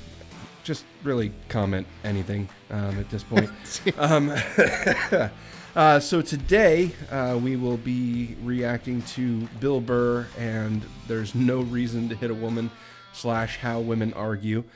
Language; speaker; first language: English; native; English